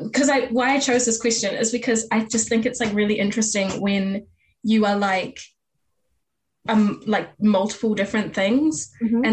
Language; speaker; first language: English; native; English